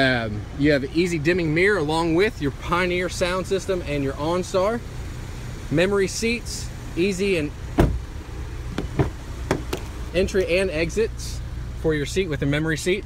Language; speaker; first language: English; native; English